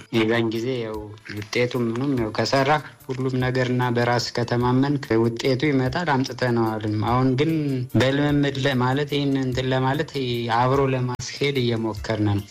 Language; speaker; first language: Amharic; early bilingual, heritage; Amharic